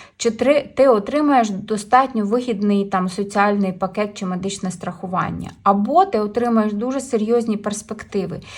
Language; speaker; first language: Ukrainian; non-native, local second language; Russian